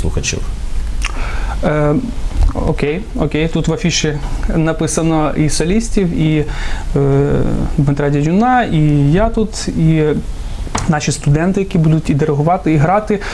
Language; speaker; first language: Ukrainian; non-native, local second language; Russian